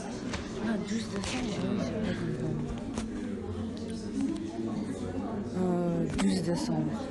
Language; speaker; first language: French; non-native, learner; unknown